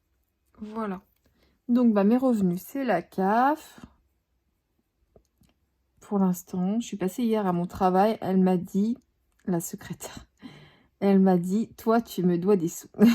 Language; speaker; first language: French; native; French